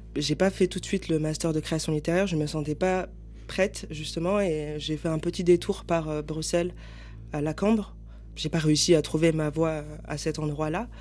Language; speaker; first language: French; native; French